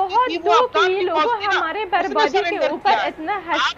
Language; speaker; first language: Hindi; non-native, fluent; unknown